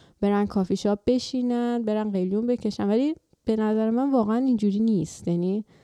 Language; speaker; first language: Persian; native; Persian